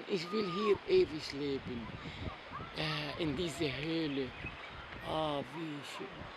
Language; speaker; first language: German; non-native, fluent; Arabic